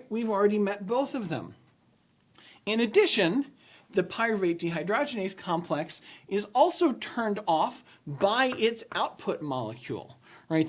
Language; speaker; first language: English; native; English